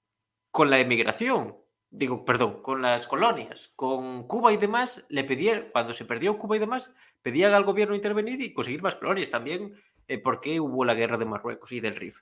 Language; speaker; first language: Spanish; native; Spanish